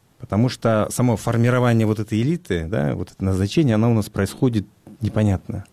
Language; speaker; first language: Russian; non-native, local second language; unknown